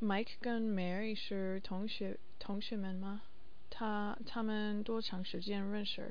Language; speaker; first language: Chinese; non-native, learner; English